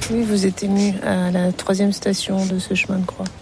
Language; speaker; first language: French; native; French